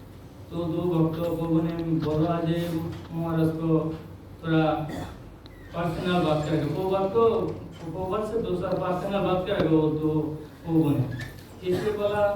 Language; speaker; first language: Hindi; non-native, local second language; Bangla